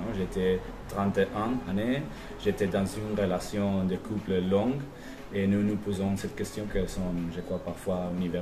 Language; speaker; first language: French; non-native, fluent; Spanish